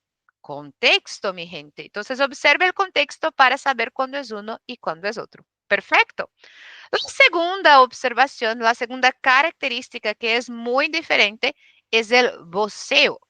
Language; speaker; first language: Spanish; non-native, fluent; Portuguese